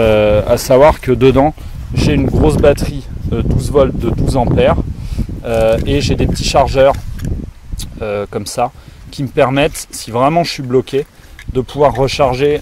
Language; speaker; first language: French; native; French